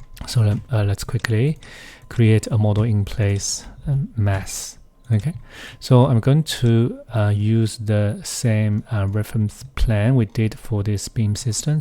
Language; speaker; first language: English; non-native, fluent; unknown